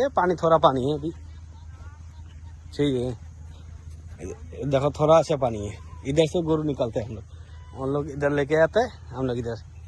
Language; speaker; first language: Hindi; non-native, learner; Bangla